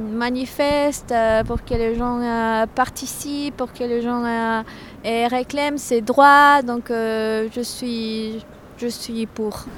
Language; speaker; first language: French; non-native, learner; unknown